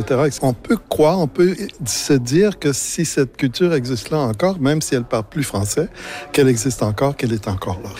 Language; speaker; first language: French; native; French